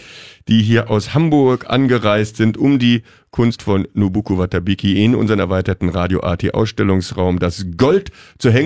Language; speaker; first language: German; native; German